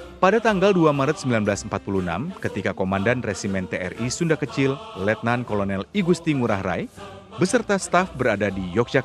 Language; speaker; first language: Indonesian; native; Indonesian